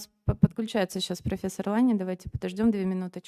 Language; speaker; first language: Russian; native; Russian